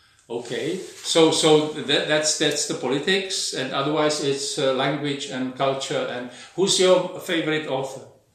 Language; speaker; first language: English; non-native, fluent; Czech